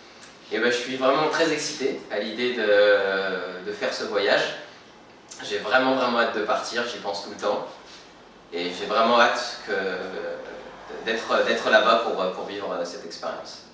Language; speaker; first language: French; native; French